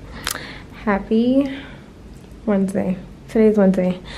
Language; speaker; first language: English; native; English